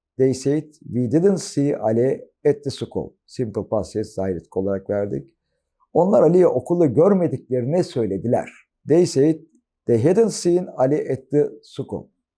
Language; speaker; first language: English; non-native, fluent; Turkish